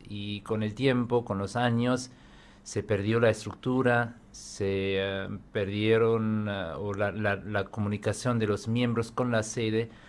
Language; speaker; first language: Spanish; non-native, fluent; Urdu